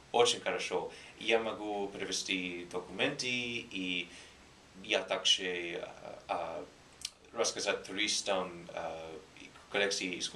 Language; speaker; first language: Russian; non-native, learner; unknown